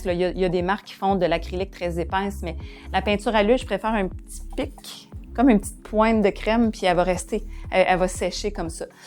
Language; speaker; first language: French; native; French